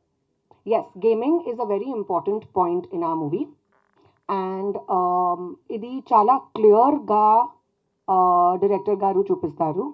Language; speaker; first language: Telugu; non-native, fluent; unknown